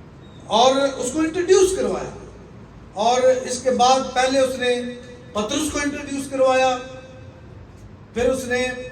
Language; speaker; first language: Urdu; native; Urdu